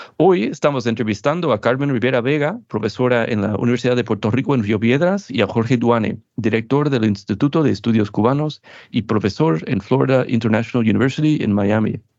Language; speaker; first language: Spanish; non-native, fluent; English